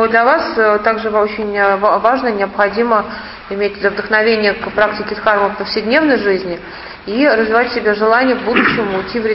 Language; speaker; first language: Russian; native; Russian